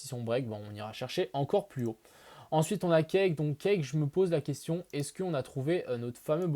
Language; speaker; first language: French; native; French